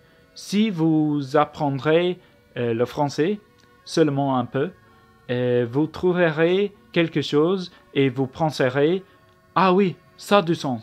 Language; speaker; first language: French; non-native, learner; English